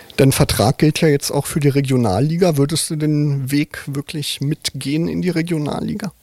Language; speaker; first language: German; native; German